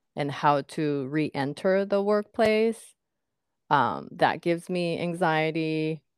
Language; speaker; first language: English; non-native, fluent; Japanese